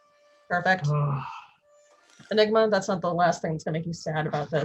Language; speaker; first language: English; native; English